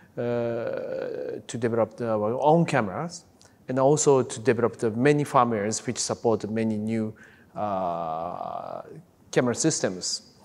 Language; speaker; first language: English; non-native, fluent; Japanese